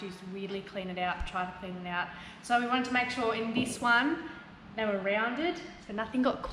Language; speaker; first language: English; native; English